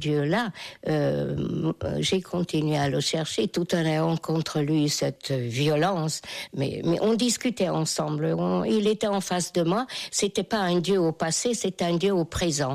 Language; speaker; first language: French; non-native, fluent; Hungarian